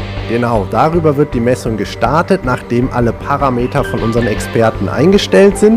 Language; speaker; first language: German; native; German